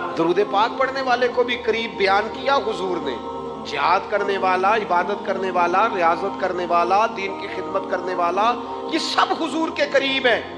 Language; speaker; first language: Urdu; non-native, local second language; Punjabi